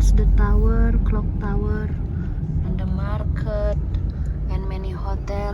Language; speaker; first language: English; non-native, fluent; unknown